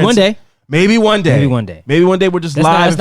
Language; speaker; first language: English; native; English